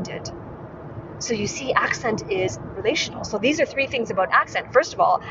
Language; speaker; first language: English; non-native, local second language; Cantonese